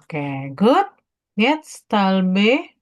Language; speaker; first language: German; non-native, fluent; Indonesian